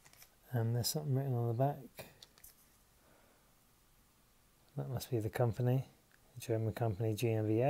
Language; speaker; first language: English; native; English